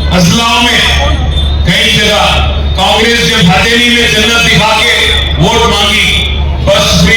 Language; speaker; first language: Urdu; non-native, local second language; Telugu